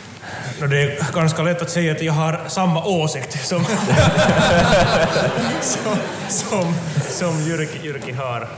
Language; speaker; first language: Swedish; non-native, local second language; Finnish